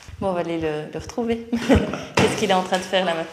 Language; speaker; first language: French; native; French